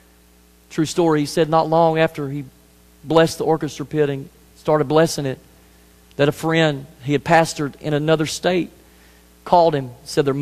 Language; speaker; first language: English; native; English